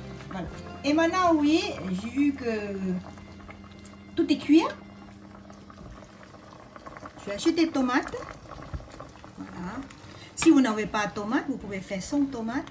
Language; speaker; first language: French; non-native, learner; Thai